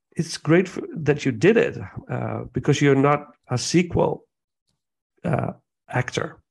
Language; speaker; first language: English; non-native, fluent; Dutch